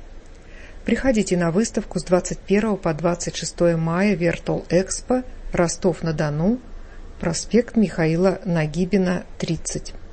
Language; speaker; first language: Russian; native; Russian